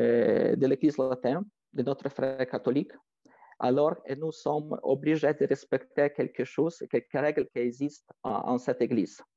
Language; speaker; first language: French; non-native, fluent; Ukrainian